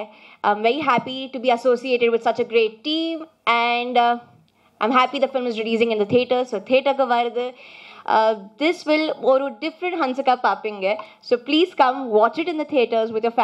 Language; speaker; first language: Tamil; non-native, learner; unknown